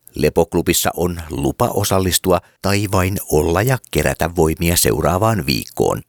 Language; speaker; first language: Finnish; native; Finnish